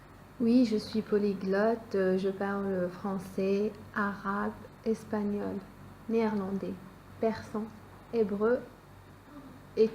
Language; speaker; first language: French; native; French